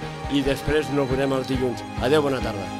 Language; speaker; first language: Catalan; native; Catalan